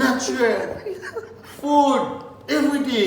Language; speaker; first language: English; non-native, learner; Haitian Creole